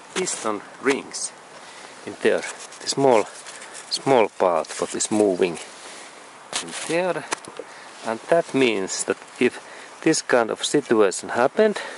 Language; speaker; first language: English; non-native, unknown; Finnish